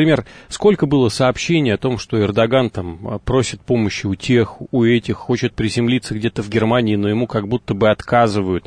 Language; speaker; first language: Russian; native; Russian